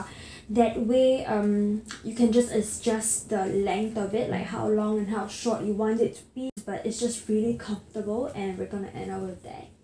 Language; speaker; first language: English; native; English